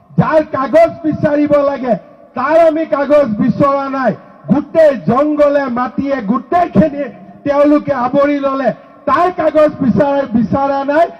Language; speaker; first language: Assamese; native; Assamese